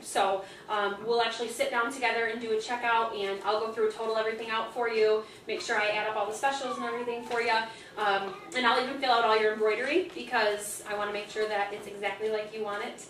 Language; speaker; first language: English; native; English